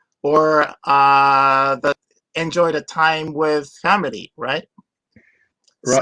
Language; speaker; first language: English; non-native, fluent; Japanese